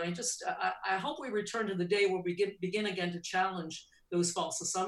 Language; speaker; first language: English; native; English